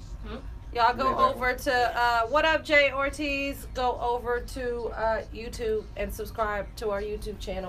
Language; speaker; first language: English; native; English